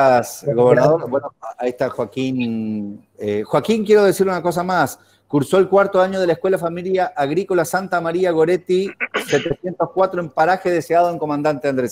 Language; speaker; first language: Spanish; native; Spanish